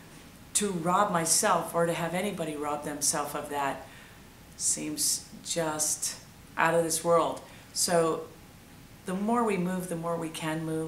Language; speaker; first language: English; native; English